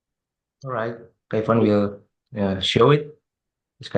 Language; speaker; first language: English; non-native, fluent; Indonesian